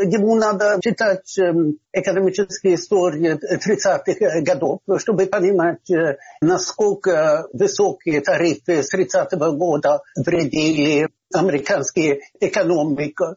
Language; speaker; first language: Russian; non-native, fluent; Swedish